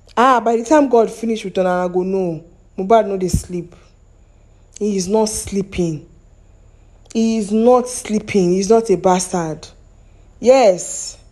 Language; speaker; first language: Nigerian Pidgin; non-native, local second language; Yoruba